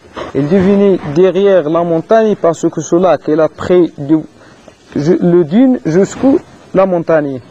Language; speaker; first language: French; non-native, learner; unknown